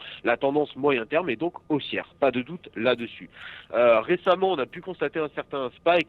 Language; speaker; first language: French; native; French